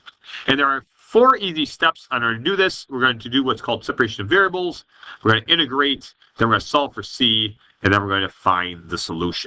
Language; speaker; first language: English; native; English